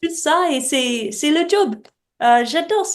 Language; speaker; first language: French; non-native, learner; English